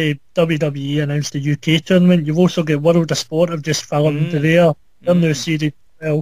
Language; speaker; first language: English; native; English